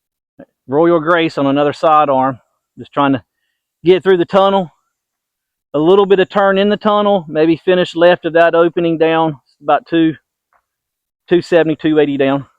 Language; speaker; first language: English; native; English